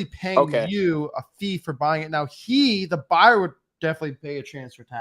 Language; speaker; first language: English; native; English